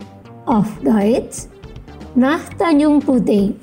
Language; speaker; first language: German; non-native, fluent; Indonesian